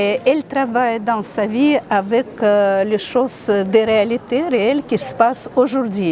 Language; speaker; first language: French; non-native, fluent; Russian